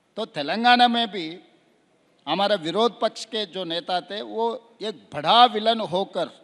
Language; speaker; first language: Hindi; non-native, local second language; Telugu